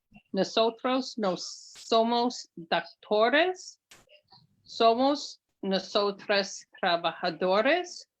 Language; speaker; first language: Spanish; non-native, learner; English